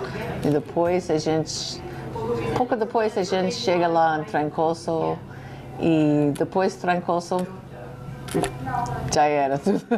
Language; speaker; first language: Portuguese; non-native, learner; English